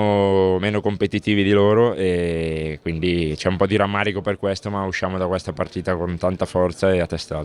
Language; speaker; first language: Italian; native; Italian